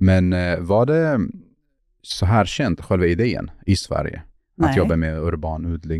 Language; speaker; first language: Swedish; non-native, fluent; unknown